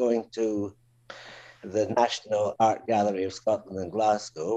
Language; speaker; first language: English; native; English